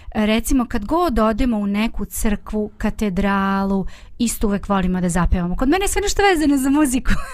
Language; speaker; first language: Bosnian; native; Bosnian